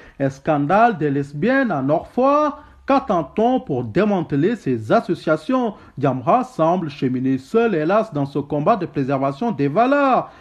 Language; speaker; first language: French; non-native, local second language; Wolof